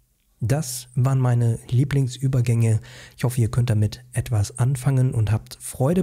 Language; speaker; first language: German; native; German